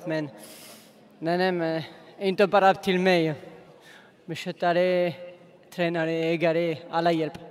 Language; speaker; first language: Swedish; non-native, learner; French